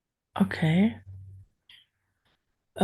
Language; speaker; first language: English; non-native, learner; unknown